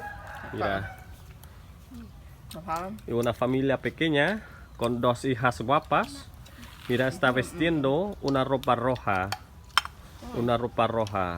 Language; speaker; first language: Spanish; non-native, learner; Khmer